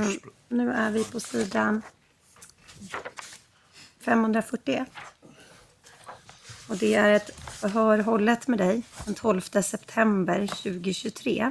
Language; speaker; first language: Swedish; native; Swedish